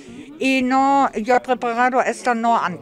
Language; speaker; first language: Spanish; non-native, learner; German